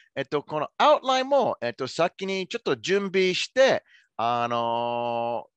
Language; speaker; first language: Japanese; non-native, fluent; English